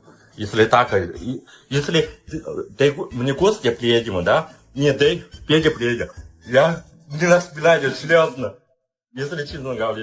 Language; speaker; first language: Russian; non-native, learner; Chinese